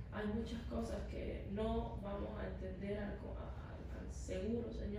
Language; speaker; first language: Spanish; native; Spanish